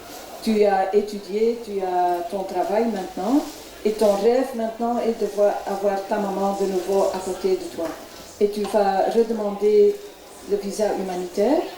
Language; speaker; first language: French; non-native, local second language; Dutch